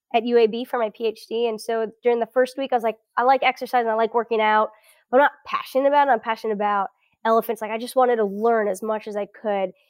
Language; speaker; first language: English; early bilingual, other home language; Portuguese